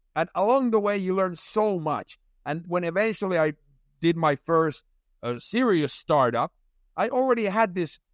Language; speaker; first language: English; non-native, fluent; Finnish